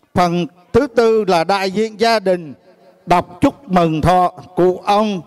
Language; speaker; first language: Vietnamese; native; Vietnamese